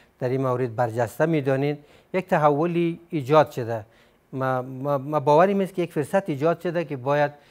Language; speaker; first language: Persian; native; Persian